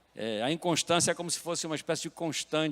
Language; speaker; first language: Portuguese; native; Portuguese